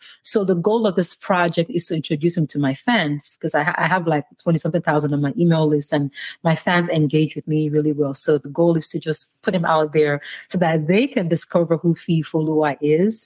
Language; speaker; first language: English; non-native, local second language; Yoruba